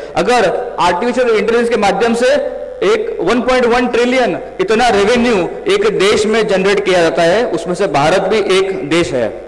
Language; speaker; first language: Hindi; non-native, local second language; Marathi